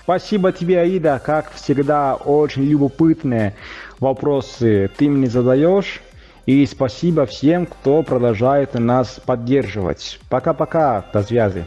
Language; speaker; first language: Russian; non-native, fluent; Italian